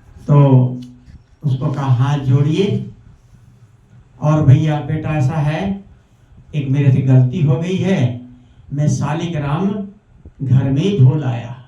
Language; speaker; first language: Hindi; native; Hindi